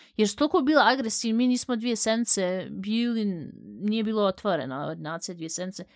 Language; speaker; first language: Bosnian; early bilingual, heritage; Bosnian